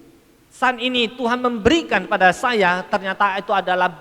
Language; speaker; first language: Indonesian; native; Indonesian